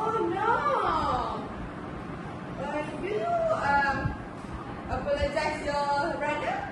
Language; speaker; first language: English; non-native, learner; Malay